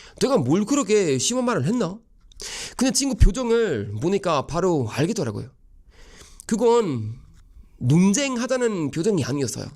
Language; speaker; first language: Korean; non-native, fluent; Swedish